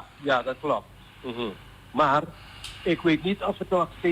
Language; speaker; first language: Dutch; non-native, local second language; Papiamento